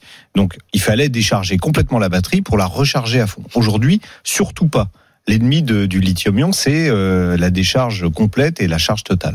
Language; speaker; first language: French; native; French